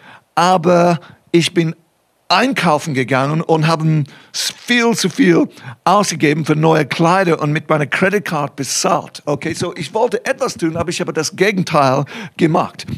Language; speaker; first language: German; non-native, fluent; English